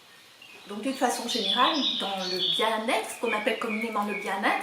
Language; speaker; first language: French; native; French